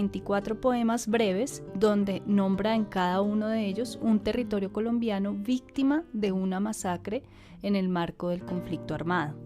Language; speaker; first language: Spanish; native; Spanish